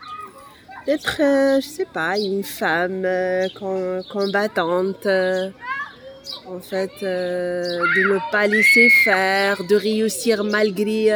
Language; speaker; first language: French; non-native, local second language; Arabic